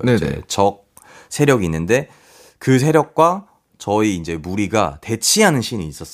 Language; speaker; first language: Korean; native; Korean